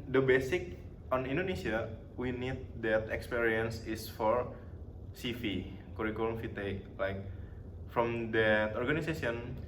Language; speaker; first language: English; non-native, learner; Indonesian